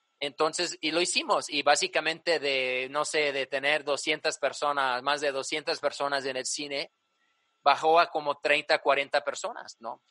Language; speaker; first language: Spanish; early bilingual, other home language; English